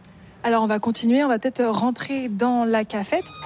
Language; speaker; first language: French; native; French